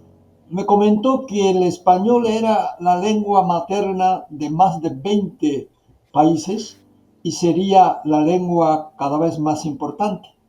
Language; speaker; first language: Spanish; non-native, fluent; Japanese